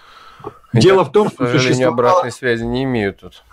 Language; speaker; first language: Russian; native; Russian